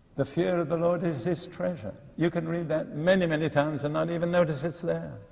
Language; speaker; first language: English; native; English